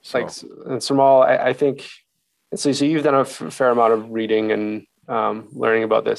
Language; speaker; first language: English; native; English